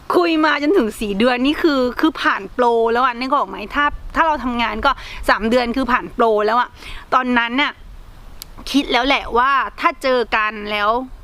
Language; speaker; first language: Thai; native; Thai